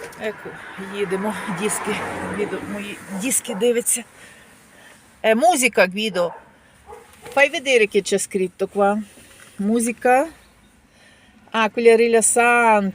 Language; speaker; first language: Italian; non-native, learner; Ukrainian